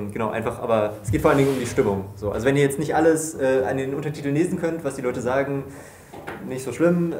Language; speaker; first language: German; native; German